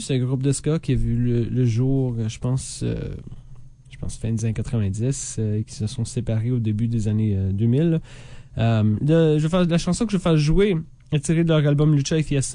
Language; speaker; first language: French; native; French